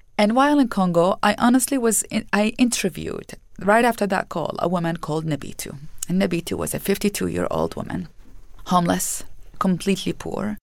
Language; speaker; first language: English; non-native, fluent; Arabic